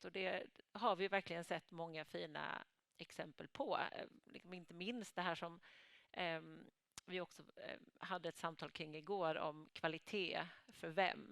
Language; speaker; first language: Swedish; native; Swedish